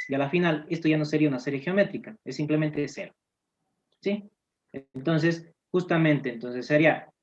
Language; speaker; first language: Spanish; native; Spanish